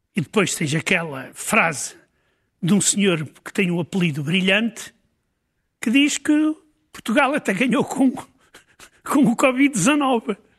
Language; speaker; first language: Portuguese; native; Portuguese